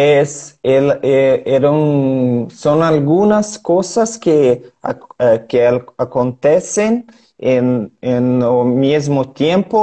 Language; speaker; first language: Spanish; non-native, learner; Portuguese